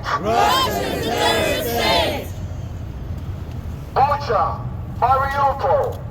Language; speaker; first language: English; non-native, fluent; Ukrainian